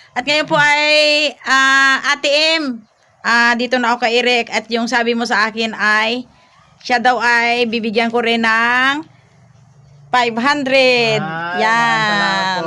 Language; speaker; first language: Filipino; native; Filipino